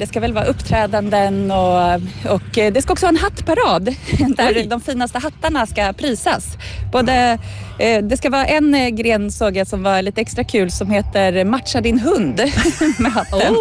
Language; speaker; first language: Swedish; native; Swedish